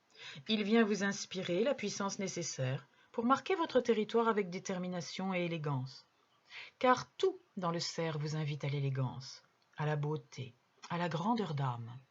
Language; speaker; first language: French; native; French